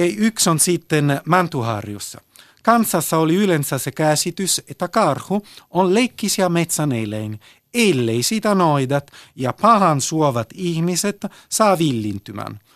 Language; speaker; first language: Finnish; early bilingual, heritage; Italian